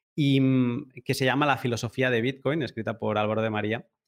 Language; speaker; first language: Spanish; native; Spanish